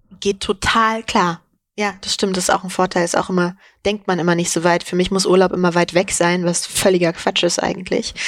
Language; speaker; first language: German; early bilingual, other home language; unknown